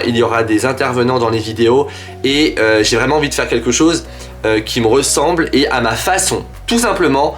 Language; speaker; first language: French; native; French